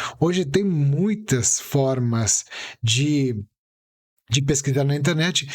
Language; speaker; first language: Portuguese; non-native, fluent; Italian